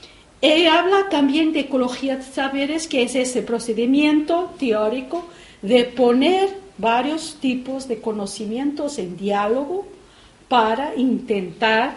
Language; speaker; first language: Spanish; non-native, fluent; Portuguese